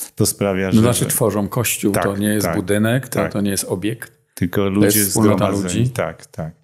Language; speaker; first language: Polish; native; Polish